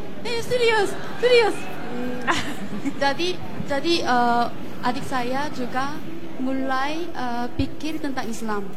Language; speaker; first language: Indonesian; non-native, fluent; Korean